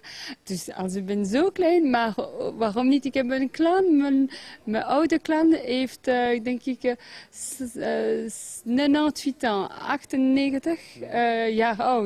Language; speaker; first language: Dutch; non-native, learner; French